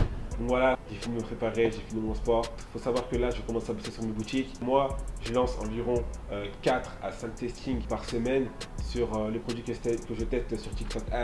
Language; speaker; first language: French; native; French